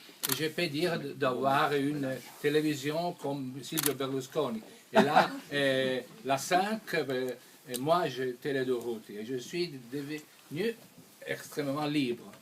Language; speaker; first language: French; non-native, fluent; Italian